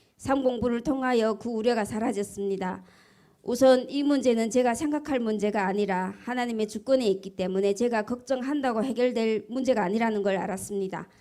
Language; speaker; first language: Korean; early bilingual, heritage; Korean